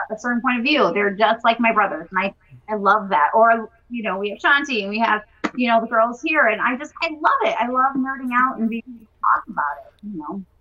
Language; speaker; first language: English; native; English